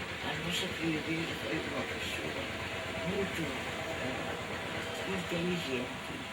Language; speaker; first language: Portuguese; non-native, fluent; Dutch